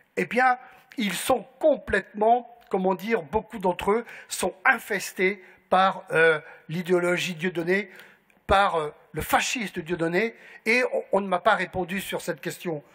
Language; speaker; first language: French; native; French